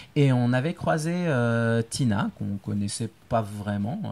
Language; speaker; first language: French; native; French